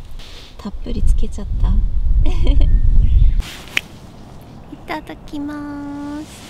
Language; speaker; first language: Japanese; native; Japanese